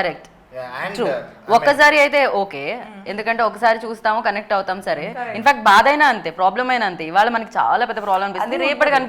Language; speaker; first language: Telugu; native; Telugu